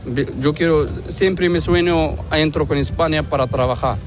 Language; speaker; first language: Spanish; non-native, learner; Arabic